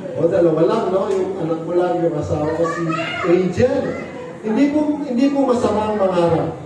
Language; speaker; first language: Filipino; non-native, local second language; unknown